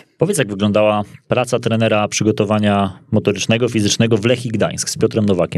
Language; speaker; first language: Polish; native; Polish